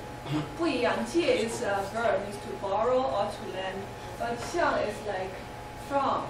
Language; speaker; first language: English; non-native, fluent; Chinese